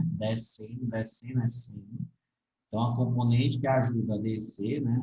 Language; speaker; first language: Portuguese; native; Portuguese